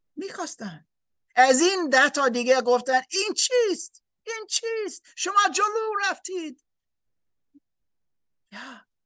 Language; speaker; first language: Persian; non-native, learner; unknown